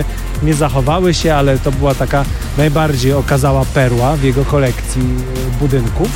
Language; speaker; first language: Polish; native; Polish